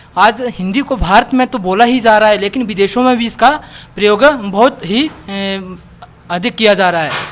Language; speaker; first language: Hindi; native; Hindi